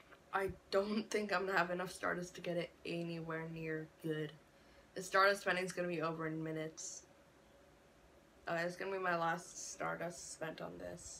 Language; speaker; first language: English; native; English